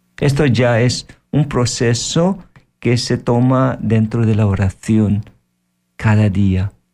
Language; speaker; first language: Spanish; non-native, fluent; Filipino